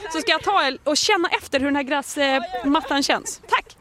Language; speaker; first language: Swedish; native; Swedish